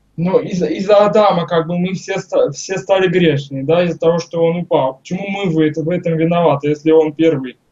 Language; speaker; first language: Russian; native; Russian